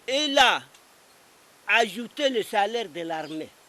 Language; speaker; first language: French; non-native, local second language; Arabic